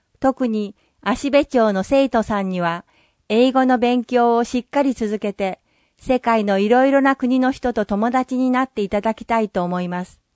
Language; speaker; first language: Japanese; native; Japanese